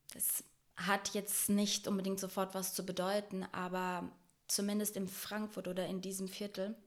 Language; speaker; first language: German; early bilingual, other home language; Portuguese